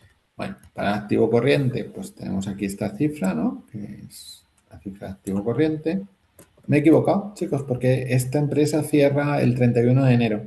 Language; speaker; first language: Spanish; native; Spanish